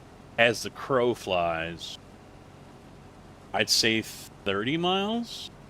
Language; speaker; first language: English; native; English